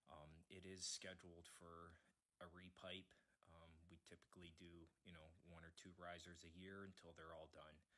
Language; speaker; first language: English; native; English